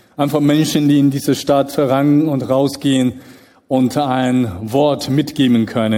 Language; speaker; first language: German; non-native, fluent; Chinese